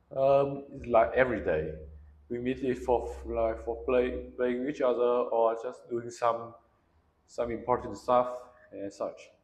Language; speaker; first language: English; non-native, learner; Vietnamese